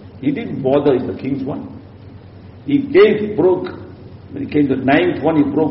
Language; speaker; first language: English; native; English